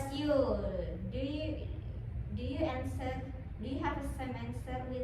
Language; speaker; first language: English; non-native, learner; Indonesian